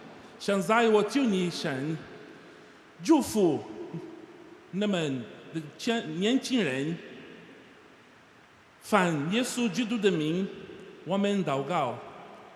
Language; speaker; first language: Chinese; non-native, learner; Portuguese